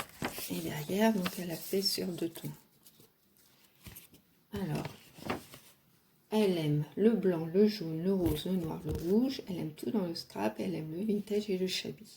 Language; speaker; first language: French; native; French